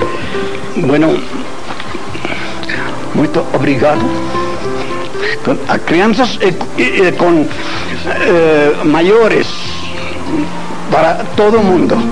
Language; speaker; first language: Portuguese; non-native, learner; Spanish